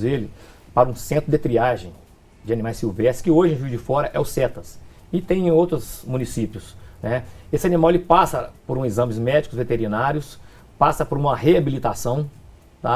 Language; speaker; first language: Portuguese; native; Portuguese